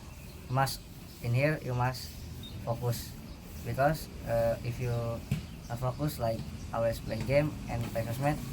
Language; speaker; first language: English; non-native, learner; Indonesian